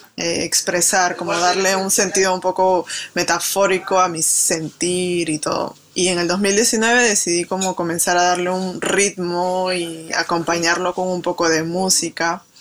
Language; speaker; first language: Spanish; native; Spanish